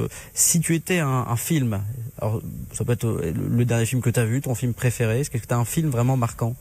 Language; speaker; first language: French; native; French